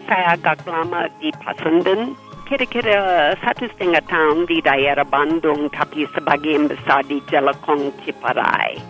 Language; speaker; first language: Indonesian; non-native, fluent; English